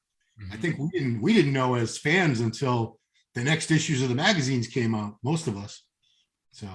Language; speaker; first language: English; native; English